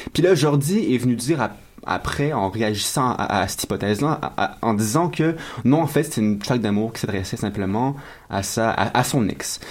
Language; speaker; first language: French; native; French